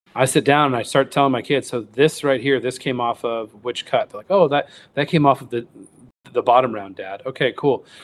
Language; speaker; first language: English; native; English